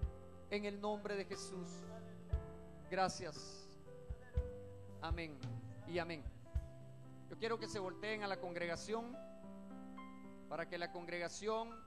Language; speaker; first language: Spanish; native; Spanish